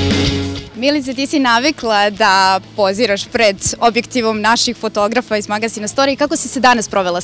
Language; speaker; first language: Serbian; native; Serbian